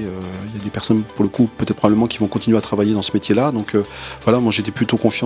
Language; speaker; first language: French; native; French